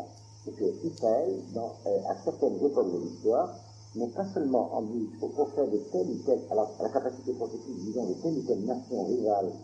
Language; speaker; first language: French; native; French